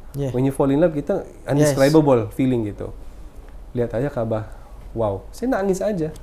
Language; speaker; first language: Indonesian; non-native, fluent; Filipino